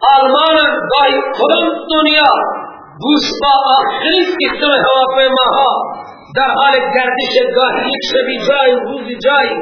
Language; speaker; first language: Persian; native; Persian